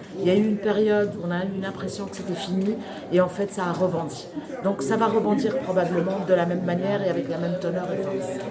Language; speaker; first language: French; native; French